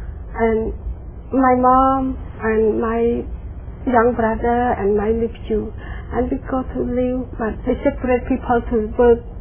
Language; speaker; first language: English; non-native, learner; Khmer